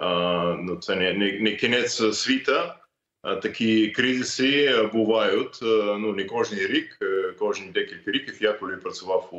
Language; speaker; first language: Ukrainian; non-native, fluent; English